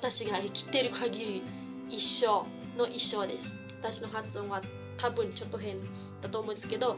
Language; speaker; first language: Japanese; non-native, fluent; Filipino